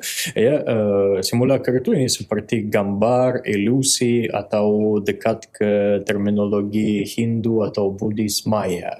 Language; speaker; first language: Indonesian; non-native, fluent; Russian